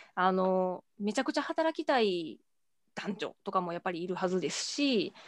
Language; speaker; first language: Japanese; native; Japanese